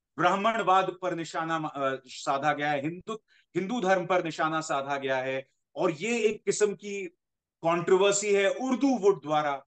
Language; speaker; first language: Hindi; native; Hindi